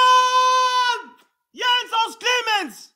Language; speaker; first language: German; non-native, local second language; Arabic